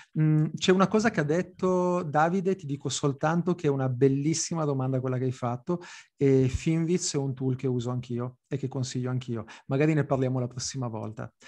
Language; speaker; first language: Italian; early bilingual, heritage; Italian